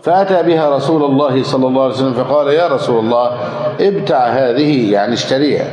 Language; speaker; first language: Arabic; native; Arabic